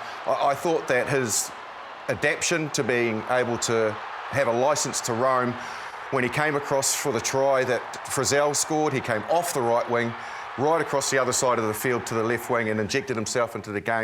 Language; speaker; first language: English; native; English